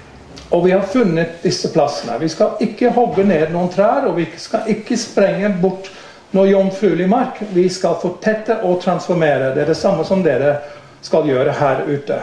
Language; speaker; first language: Norwegian; non-native, fluent; English